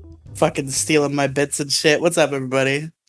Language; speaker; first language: English; native; English